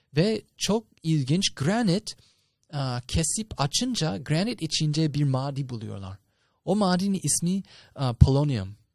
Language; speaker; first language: Turkish; non-native, fluent; English